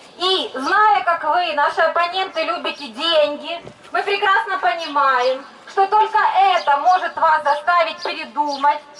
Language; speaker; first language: Russian; native; Russian